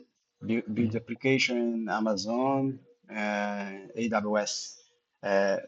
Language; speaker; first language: English; non-native, learner; Portuguese